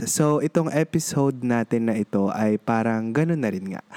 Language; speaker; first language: Filipino; native; Filipino